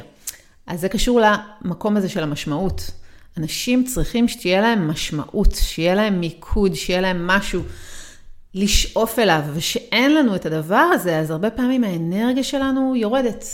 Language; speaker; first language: Hebrew; native; Hebrew